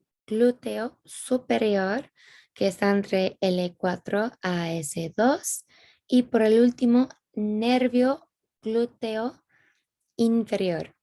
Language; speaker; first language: Spanish; non-native, fluent; English